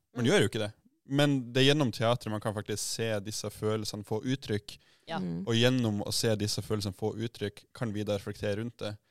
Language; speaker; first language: Norwegian; native; Norwegian